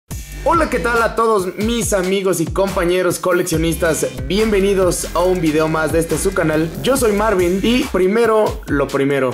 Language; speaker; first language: Spanish; native; Spanish